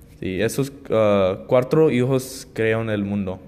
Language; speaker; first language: Spanish; non-native, learner; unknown